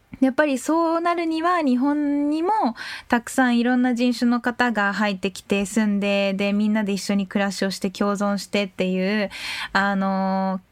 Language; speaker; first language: Japanese; native; Japanese